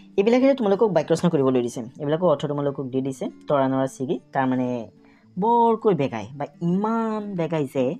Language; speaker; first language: Assamese; non-native, local second language; Bangla